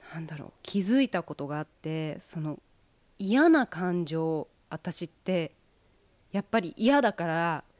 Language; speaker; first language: Japanese; early bilingual, heritage; Japanese